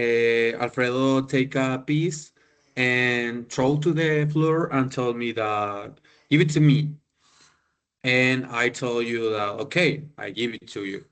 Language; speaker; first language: English; non-native, learner; Spanish